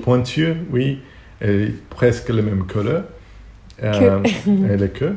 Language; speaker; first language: French; non-native, learner; Hebrew